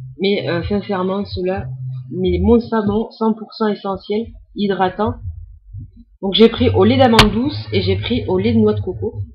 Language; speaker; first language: French; native; French